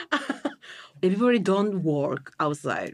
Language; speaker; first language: English; non-native, learner; Japanese